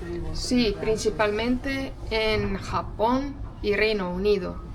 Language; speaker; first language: Spanish; non-native, fluent; Estonian